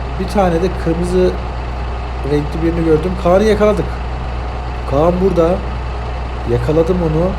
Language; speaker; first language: Turkish; native; Turkish